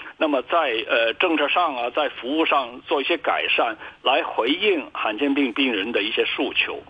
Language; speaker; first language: Chinese; non-native, local second language; Cantonese